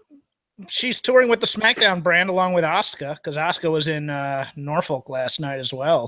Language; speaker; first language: English; native; English